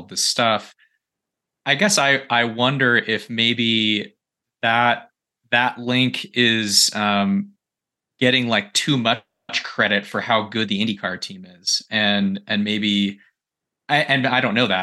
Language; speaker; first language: English; native; English